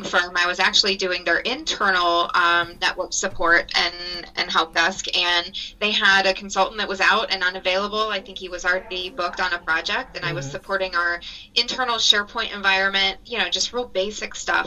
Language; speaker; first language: English; native; English